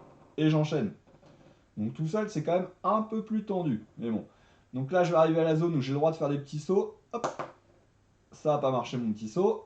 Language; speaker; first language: French; native; French